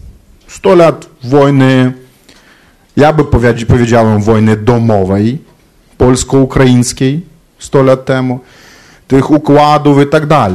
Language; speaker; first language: Polish; non-native, fluent; Ukrainian